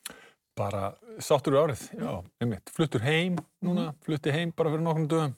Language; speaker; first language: Icelandic; native; Icelandic